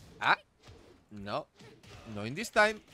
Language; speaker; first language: English; non-native, learner; Spanish